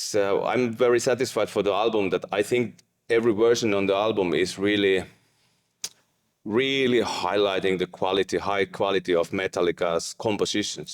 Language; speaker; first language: English; non-native, fluent; Finnish